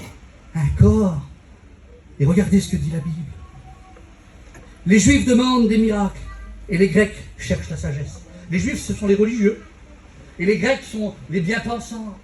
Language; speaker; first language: French; native; French